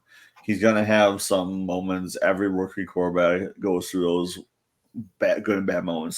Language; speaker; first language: English; native; English